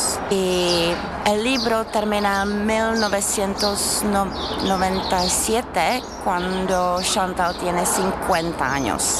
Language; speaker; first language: Spanish; non-native, fluent; Czech